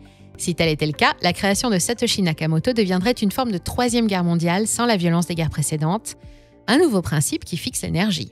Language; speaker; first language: French; native; French